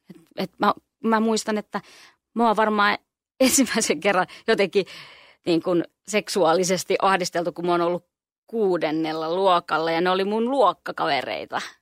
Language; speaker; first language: Finnish; native; Finnish